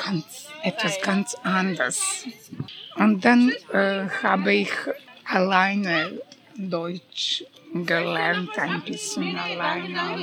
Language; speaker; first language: German; non-native, learner; Croatian